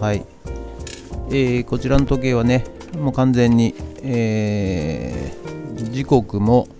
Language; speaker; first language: Japanese; native; Japanese